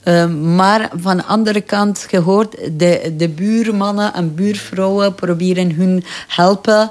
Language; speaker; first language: Dutch; non-native, fluent; Persian